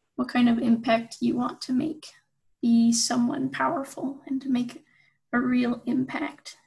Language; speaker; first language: English; native; English